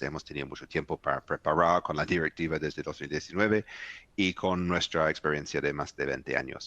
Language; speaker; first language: Spanish; non-native, fluent; English